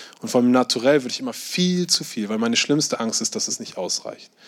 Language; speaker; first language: German; native; German